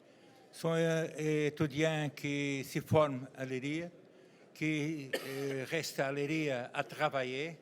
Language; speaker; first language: French; non-native, learner; Portuguese